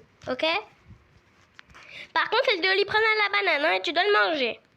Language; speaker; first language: French; native; French